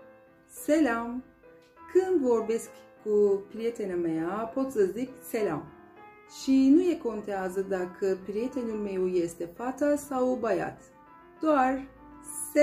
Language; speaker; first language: Romanian; non-native, fluent; Turkish